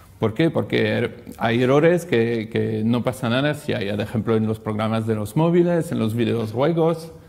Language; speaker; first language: Spanish; non-native, fluent; French